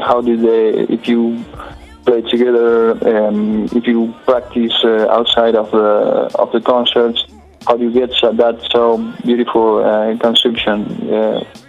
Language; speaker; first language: English; non-native, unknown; Spanish